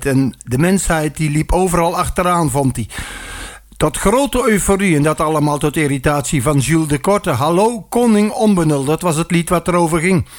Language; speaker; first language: Dutch; native; Dutch